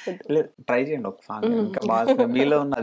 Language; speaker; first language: Telugu; native; Telugu